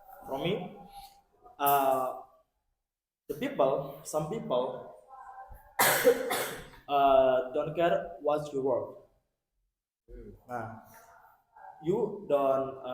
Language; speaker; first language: English; non-native, learner; Indonesian